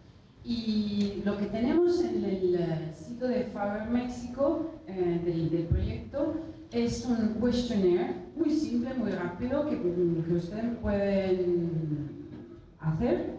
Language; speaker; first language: Spanish; non-native, fluent; Italian